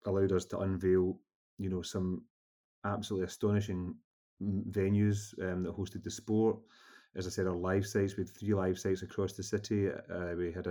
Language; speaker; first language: English; native; English